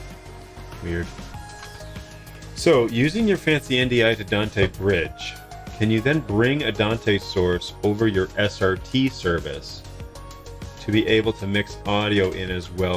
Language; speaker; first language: English; native; English